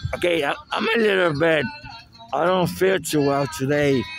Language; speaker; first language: English; non-native, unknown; Spanish